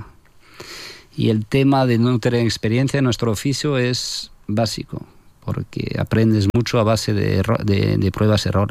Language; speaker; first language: Spanish; non-native, fluent; French